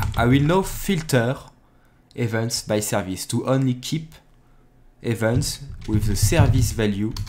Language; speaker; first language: English; non-native, fluent; French